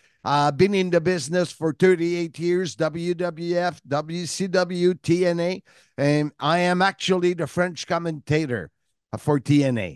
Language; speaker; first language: English; non-native, fluent; French